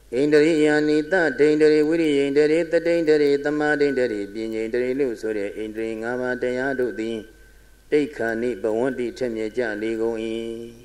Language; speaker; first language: Burmese; native; Burmese